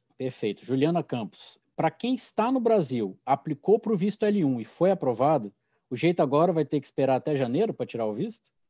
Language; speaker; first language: Portuguese; native; Portuguese